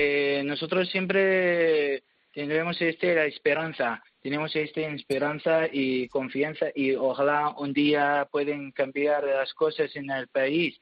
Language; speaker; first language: Spanish; non-native, learner; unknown